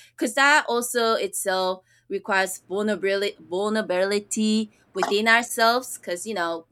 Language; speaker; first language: English; early bilingual, other home language; Japanese